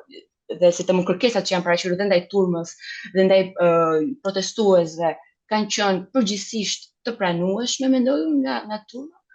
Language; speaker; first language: Albanian; native; Albanian